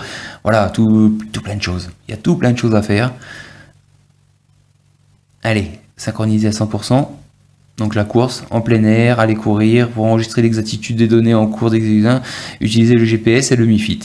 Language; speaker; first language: French; native; French